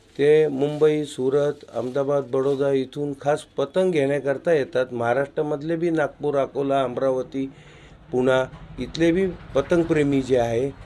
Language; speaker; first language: Marathi; non-native, local second language; Gujarati